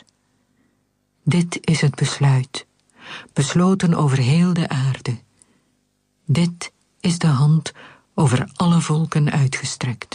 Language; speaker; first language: Dutch; native; Dutch